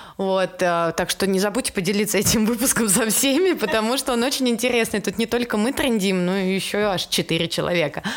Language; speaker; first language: Russian; native; Russian